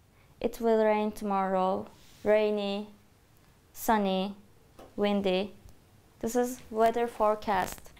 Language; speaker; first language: English; non-native, fluent; Turkish